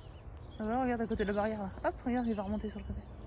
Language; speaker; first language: French; native; French